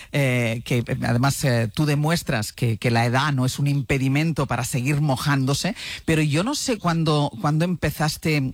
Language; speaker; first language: Spanish; native; Spanish